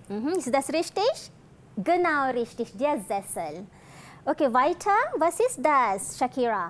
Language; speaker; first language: German; non-native, fluent; Malay